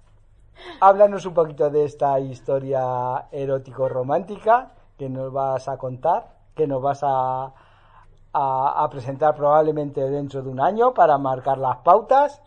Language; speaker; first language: Spanish; native; Spanish